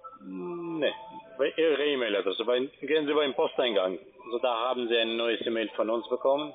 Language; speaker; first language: German; non-native, fluent; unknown